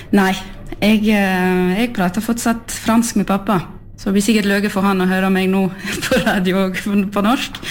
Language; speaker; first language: Norwegian; non-native, fluent; French